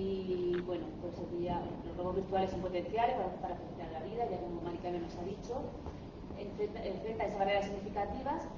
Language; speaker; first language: Spanish; native; Spanish